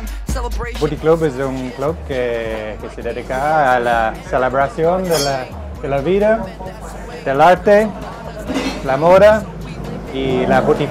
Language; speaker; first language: Spanish; non-native, fluent; English